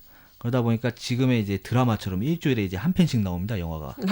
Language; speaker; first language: Korean; native; Korean